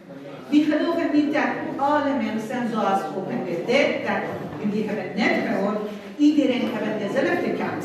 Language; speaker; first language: Dutch; non-native, fluent; Persian